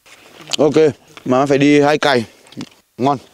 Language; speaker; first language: Vietnamese; non-native, learner; Portuguese